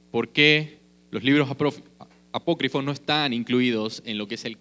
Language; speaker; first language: Spanish; native; Spanish